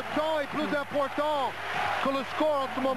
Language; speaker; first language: French; native; French